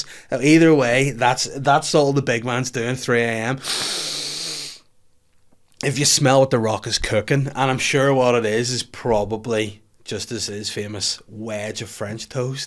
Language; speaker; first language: English; native; English